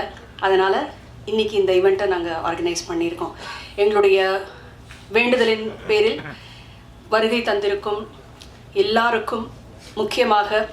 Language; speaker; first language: Tamil; native; Tamil